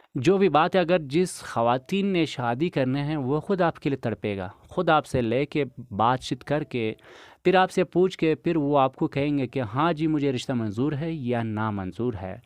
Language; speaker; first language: Urdu; non-native, local second language; Pashto